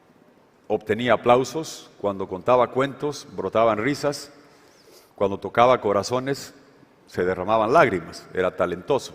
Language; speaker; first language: Spanish; native; Spanish